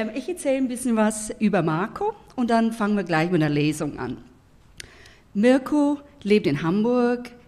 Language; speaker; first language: German; non-native, fluent; English